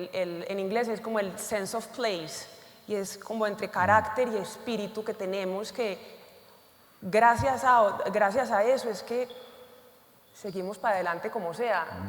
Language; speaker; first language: Spanish; native; Spanish